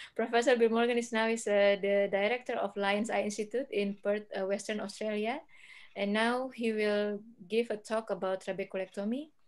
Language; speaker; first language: English; non-native, fluent; Indonesian